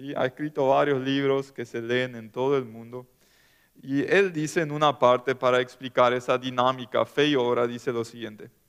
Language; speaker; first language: Spanish; non-native, local second language; German